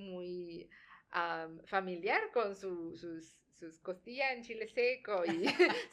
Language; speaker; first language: Spanish; non-native, fluent; Tamil